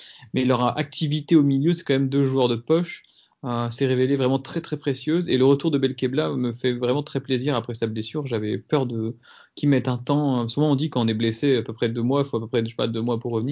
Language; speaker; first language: French; native; French